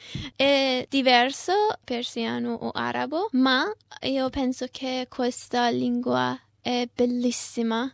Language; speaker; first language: Italian; non-native, learner; Persian